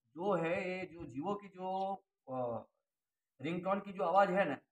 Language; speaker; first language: Hindi; non-native, local second language; Gujarati